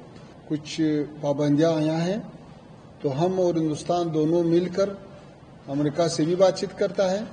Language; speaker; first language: Hindi; non-native, fluent; Pashto